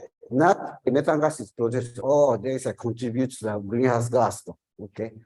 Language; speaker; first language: English; non-native, learner; Japanese